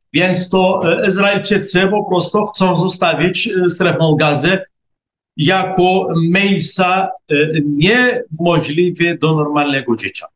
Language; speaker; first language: Polish; non-native, fluent; Arabic